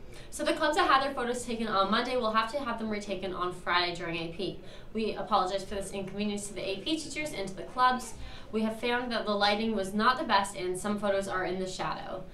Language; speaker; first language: English; native; English